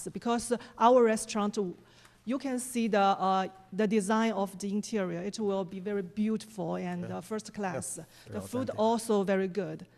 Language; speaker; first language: English; non-native, fluent; Chinese